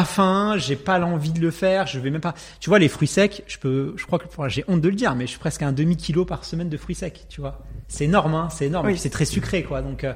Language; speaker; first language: French; native; French